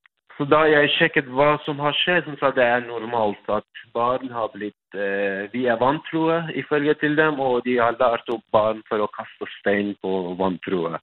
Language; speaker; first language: Norwegian; non-native, fluent; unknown